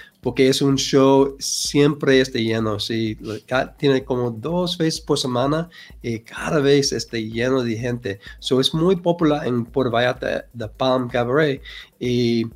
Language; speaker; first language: Spanish; non-native, learner; English